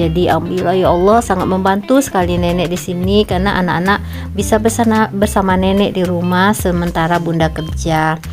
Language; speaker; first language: Indonesian; non-native, local second language; Minangkabau